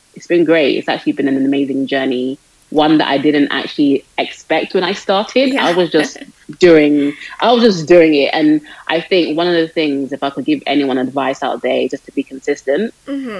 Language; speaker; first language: English; native; English